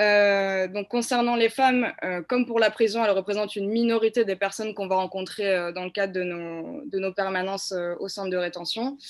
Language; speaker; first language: French; native; French